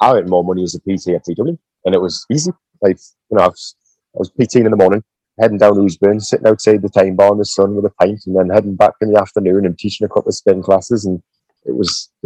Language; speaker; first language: English; native; English